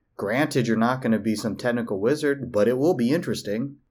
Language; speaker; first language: English; early bilingual, other home language; Filipino